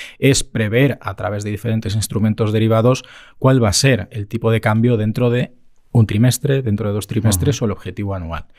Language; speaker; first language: Spanish; native; Spanish